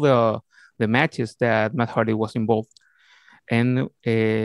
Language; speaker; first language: English; non-native, learner; Spanish